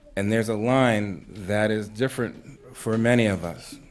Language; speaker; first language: English; native; English